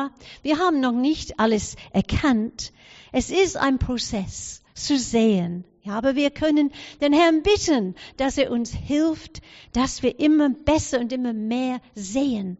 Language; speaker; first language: German; non-native, fluent; English